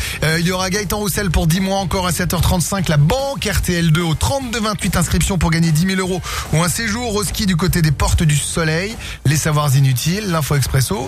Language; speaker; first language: French; native; French